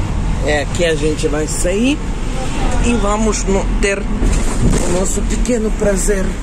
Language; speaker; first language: Portuguese; non-native, learner; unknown